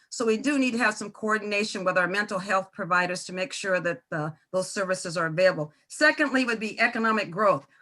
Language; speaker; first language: English; native; English